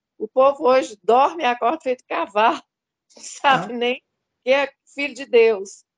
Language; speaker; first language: Portuguese; native; Portuguese